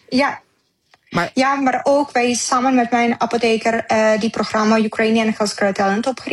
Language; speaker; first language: Dutch; non-native, learner; Ukrainian